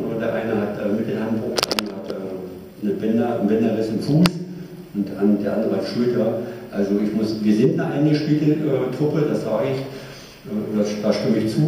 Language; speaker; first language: German; native; German